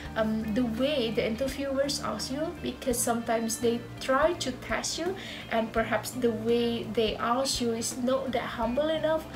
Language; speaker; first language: English; non-native, fluent; Indonesian